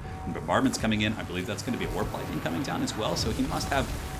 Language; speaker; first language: English; native; English